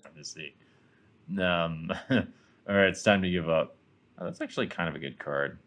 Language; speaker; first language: English; native; English